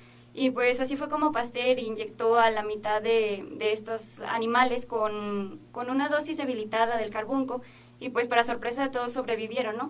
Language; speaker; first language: Spanish; native; Spanish